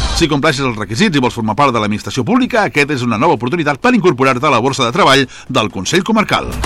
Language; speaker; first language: Catalan; native; Catalan